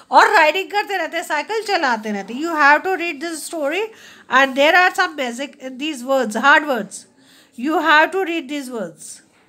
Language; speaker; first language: Hindi; native; Hindi